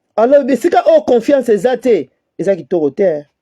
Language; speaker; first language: French; non-native, local second language; Lingala